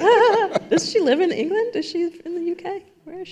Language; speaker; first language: English; native; English